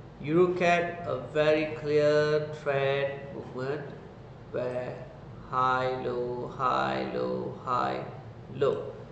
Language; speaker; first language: English; non-native, local second language; Tamil